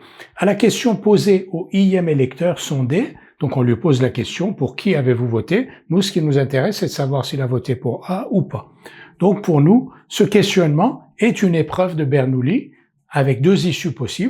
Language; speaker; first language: French; native; French